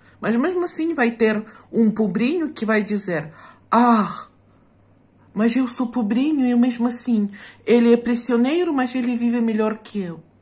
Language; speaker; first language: Portuguese; non-native, fluent; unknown